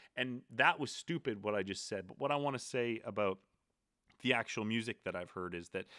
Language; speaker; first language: English; native; English